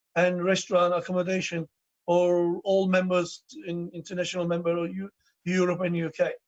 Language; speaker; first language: English; non-native, learner; Turkish